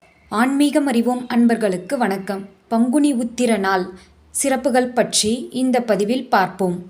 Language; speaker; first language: Tamil; native; Tamil